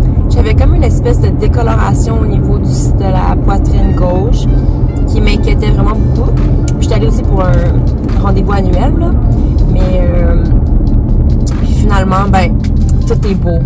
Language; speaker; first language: French; early bilingual, heritage; French